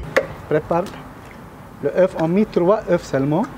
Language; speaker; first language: French; non-native, learner; Arabic